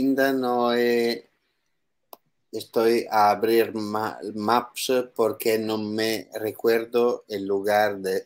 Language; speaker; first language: Spanish; non-native, learner; Italian